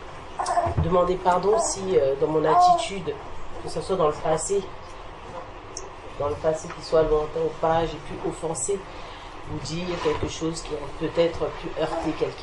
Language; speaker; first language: French; native; French